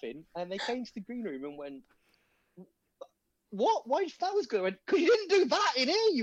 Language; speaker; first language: English; native; English